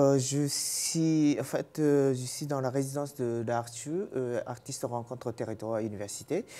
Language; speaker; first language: French; non-native, fluent; Japanese